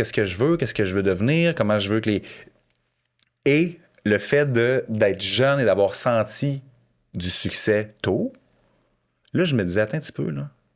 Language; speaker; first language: French; native; French